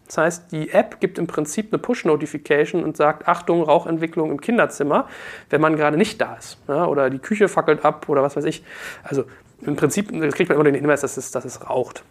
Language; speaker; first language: German; native; German